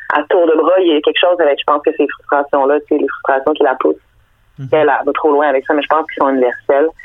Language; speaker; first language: French; early bilingual, other home language; Danish